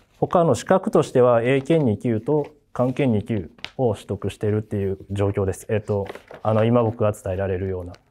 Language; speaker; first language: Japanese; native; Japanese